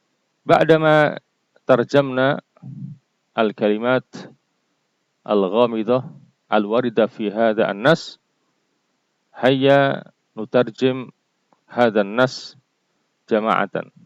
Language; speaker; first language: Arabic; non-native, fluent; Indonesian